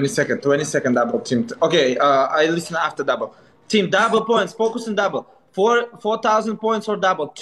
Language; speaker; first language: English; non-native, learner; Russian